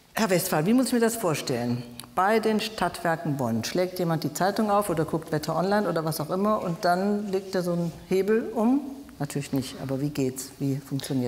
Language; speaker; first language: German; native; German